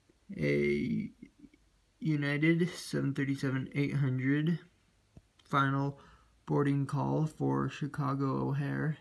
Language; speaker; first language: English; native; English